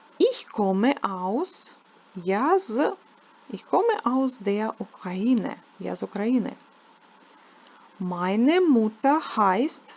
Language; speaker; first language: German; non-native, fluent; Ukrainian